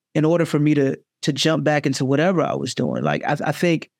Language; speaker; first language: English; native; English